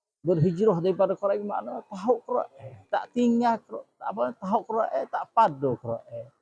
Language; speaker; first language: Malay; native; Malay